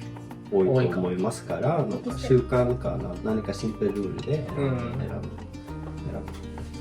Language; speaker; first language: Japanese; non-native, fluent; Swedish